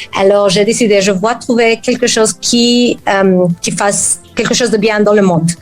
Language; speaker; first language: French; non-native, fluent; Spanish